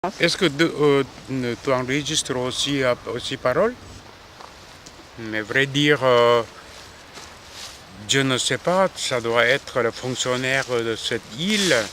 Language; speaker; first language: French; non-native, fluent; Korean